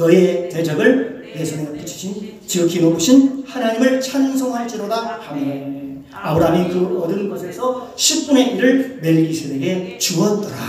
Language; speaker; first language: Korean; native; Korean